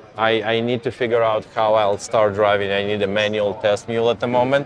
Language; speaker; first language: English; non-native, fluent; Russian